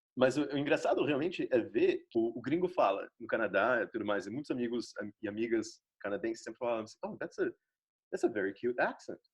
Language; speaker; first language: Portuguese; native; Portuguese